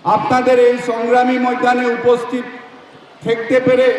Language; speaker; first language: Bangla; non-native, learner; Assamese